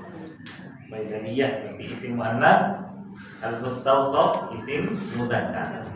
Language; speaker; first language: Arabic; non-native, fluent; Indonesian